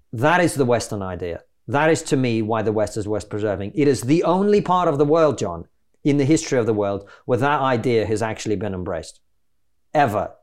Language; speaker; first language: English; non-native, fluent; Russian